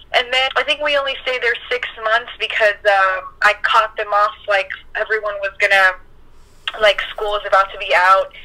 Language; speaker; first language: English; native; English